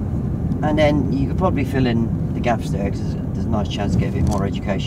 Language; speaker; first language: English; native; English